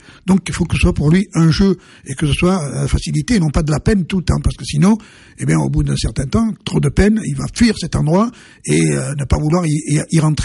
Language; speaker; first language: French; native; French